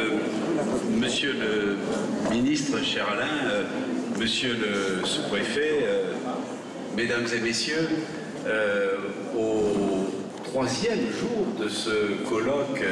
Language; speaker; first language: French; native; French